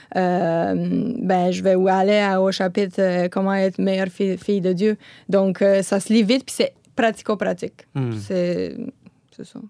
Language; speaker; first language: French; native; French